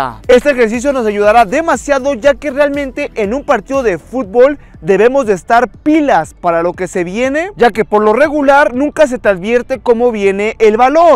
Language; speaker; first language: Spanish; native; Spanish